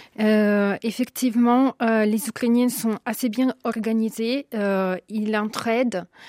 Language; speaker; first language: French; non-native, fluent; Ukrainian